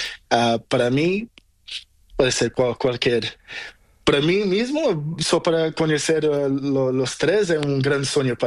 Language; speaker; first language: Spanish; non-native, learner; Portuguese